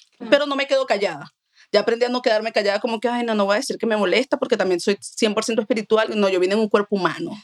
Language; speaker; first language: Spanish; native; Spanish